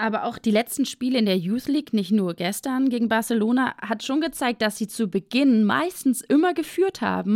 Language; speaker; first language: German; native; German